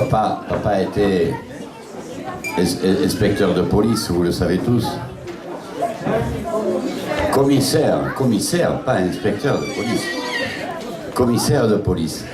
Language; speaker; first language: French; native; French